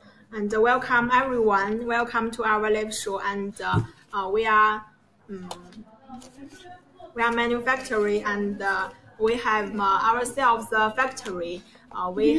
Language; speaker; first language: English; non-native, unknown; Chinese